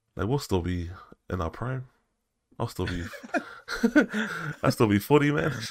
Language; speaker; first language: English; native; English